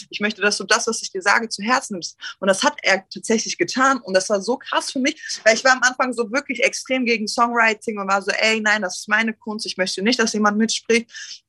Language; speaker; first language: German; early bilingual, other home language; Turkish